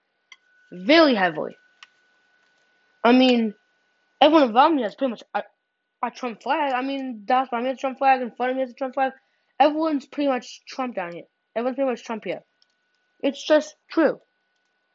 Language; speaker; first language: English; native; English